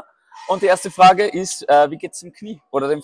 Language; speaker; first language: German; native; German